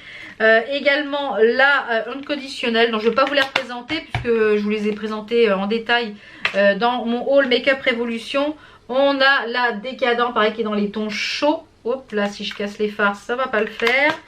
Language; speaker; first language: French; native; French